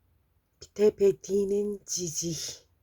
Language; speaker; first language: German; non-native, fluent; Korean